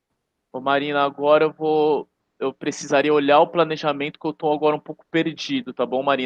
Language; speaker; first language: Portuguese; native; Portuguese